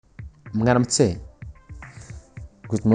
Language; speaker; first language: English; non-native, local second language; Kinyarwanda